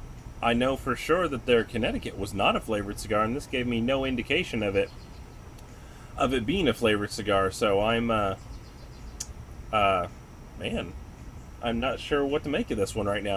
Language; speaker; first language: English; native; English